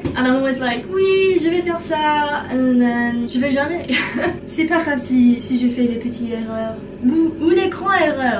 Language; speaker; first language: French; non-native, learner; English